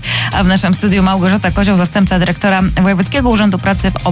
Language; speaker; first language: Polish; native; Polish